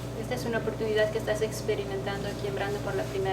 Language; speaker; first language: Spanish; non-native, fluent; Portuguese